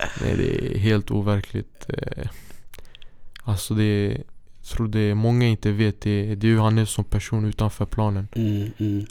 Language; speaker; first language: Swedish; early bilingual, other home language; Syriac